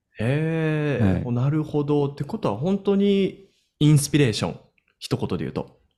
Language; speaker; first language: Japanese; native; Japanese